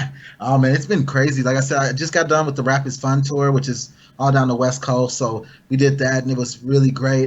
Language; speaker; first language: English; native; English